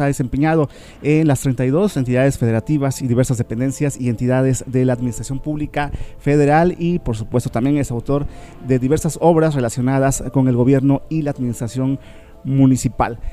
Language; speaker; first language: Spanish; native; Spanish